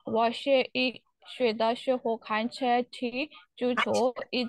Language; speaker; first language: Chinese; non-native, learner; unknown